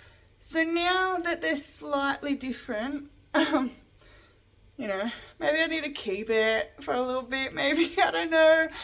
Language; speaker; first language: English; native; English